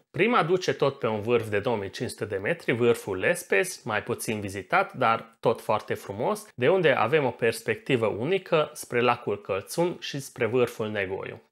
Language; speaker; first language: Romanian; non-native, local second language; Hungarian